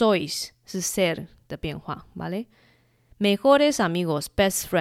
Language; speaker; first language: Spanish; non-native, fluent; Chinese